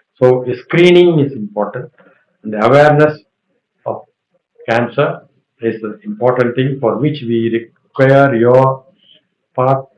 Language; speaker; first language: English; non-native, local second language; Tamil